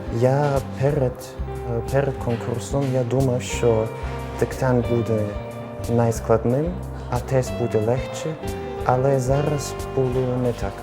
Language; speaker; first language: Ukrainian; non-native, fluent; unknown